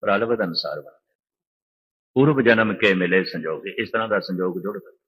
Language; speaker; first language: Hindi; non-native, local second language; Punjabi